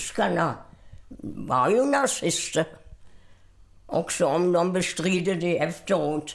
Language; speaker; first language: Swedish; non-native, fluent; German